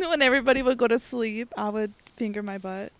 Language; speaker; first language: English; early bilingual, other home language; Spanish